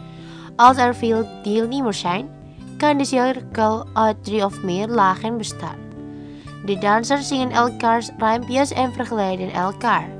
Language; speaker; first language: Dutch; non-native, fluent; Indonesian